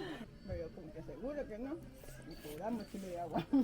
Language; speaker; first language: Spanish; native; Spanish